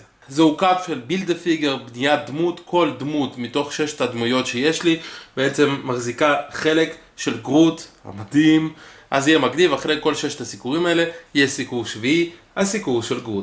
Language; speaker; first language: Hebrew; native; Hebrew